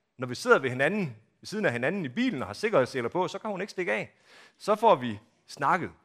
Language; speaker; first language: Danish; native; Danish